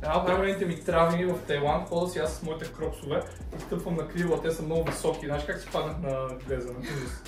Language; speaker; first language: Bulgarian; native; Bulgarian